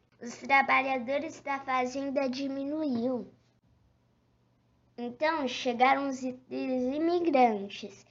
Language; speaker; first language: Portuguese; native; Portuguese